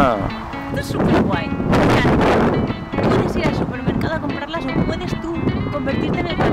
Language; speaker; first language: Spanish; native; Spanish